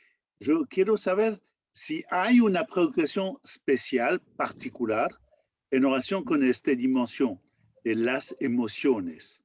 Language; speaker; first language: Spanish; non-native, learner; French